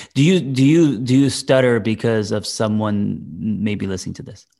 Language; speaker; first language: English; native; English